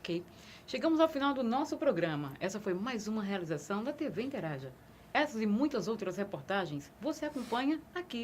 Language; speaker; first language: Portuguese; native; Portuguese